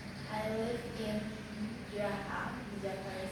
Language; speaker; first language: English; non-native, learner; Indonesian